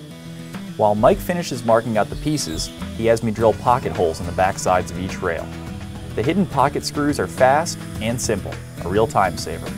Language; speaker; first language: English; native; English